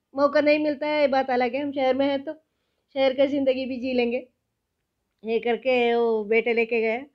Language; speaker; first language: Hindi; non-native, local second language; Kannada